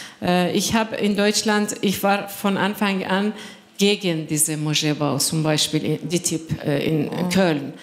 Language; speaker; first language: German; non-native, fluent; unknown